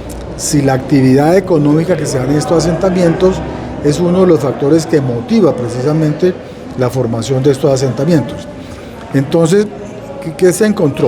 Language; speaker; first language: Spanish; native; Spanish